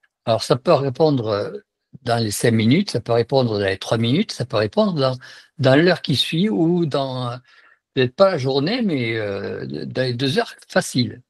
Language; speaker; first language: French; native; French